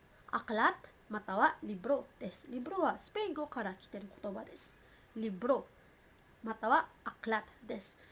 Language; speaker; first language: Japanese; non-native, fluent; Filipino